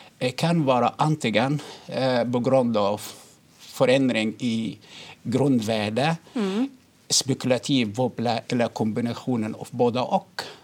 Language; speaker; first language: Swedish; non-native, fluent; Arabic